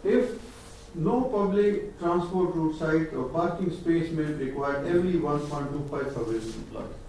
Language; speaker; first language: English; non-native, local second language; Urdu